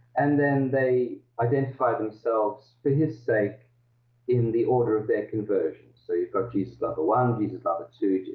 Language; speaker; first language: English; early bilingual, other home language; Dutch